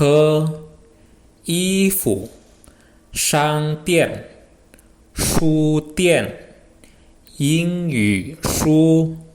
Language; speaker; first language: Chinese; non-native, fluent; Indonesian